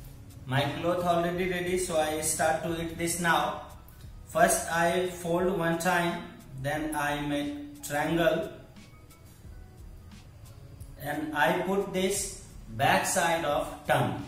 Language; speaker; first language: English; non-native, learner; Hindi